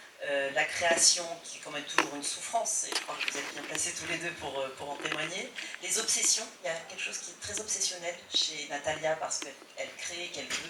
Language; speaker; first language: French; native; French